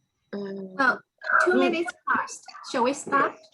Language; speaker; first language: English; non-native, fluent; Chinese